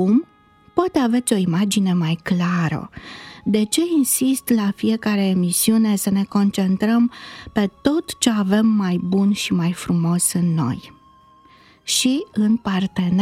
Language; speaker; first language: Romanian; native; Romanian